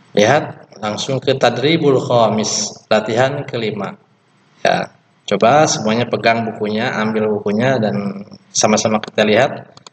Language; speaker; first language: Indonesian; native; Indonesian